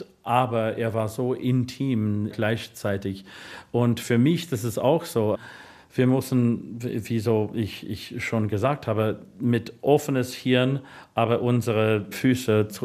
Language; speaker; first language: German; non-native, fluent; English